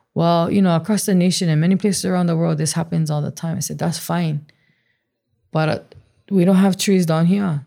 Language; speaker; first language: English; native; English